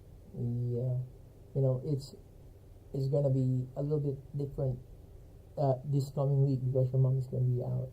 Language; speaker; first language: English; non-native, fluent; Filipino